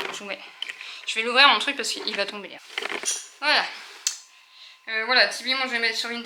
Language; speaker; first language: French; native; French